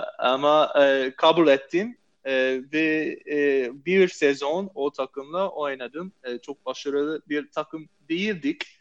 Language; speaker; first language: Turkish; non-native, fluent; English